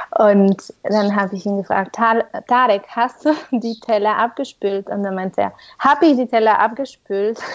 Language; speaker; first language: German; non-native, fluent; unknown